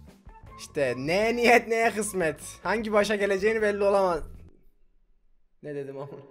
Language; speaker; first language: Turkish; native; Turkish